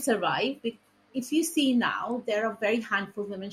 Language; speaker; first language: English; non-native, local second language; Punjabi